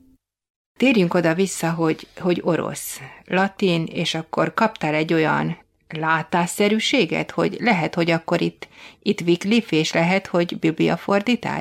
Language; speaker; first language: Hungarian; native; Hungarian